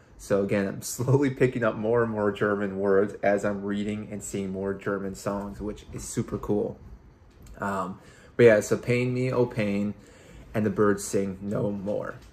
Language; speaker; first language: English; native; English